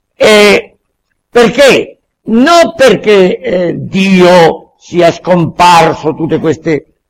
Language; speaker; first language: Italian; non-native, fluent; Spanish